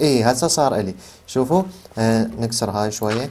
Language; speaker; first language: Arabic; native; Arabic